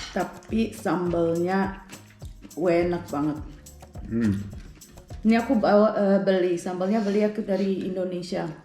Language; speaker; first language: Indonesian; early bilingual, heritage; Indonesian